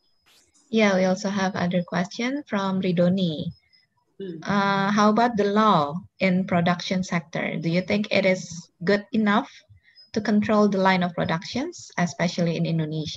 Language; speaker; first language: English; non-native, local second language; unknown